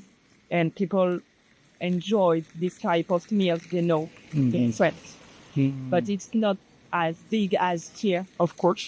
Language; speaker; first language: English; non-native, learner; French